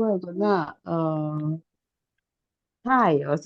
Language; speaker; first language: Korean; non-native, learner; Indonesian